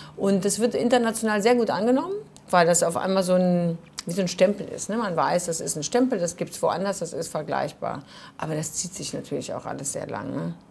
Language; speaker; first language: German; early bilingual, other home language; Croatian